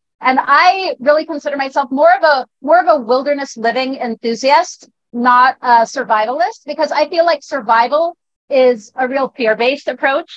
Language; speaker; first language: English; native; English